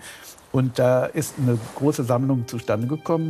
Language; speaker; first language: German; native; German